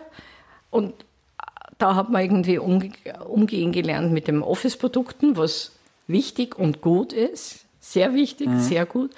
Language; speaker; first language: German; native; German